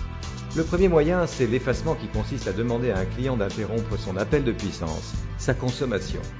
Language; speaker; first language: French; native; French